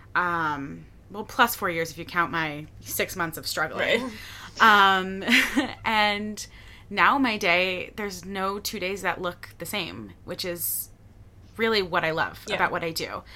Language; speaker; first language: English; native; English